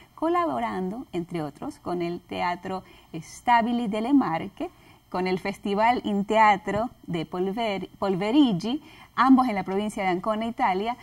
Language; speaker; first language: Spanish; native; Spanish